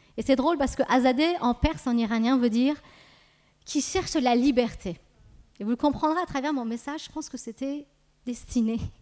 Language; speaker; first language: French; early bilingual, other home language; Persian